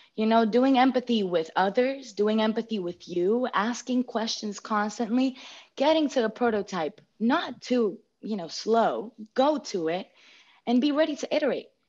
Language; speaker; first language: English; non-native, fluent; Greek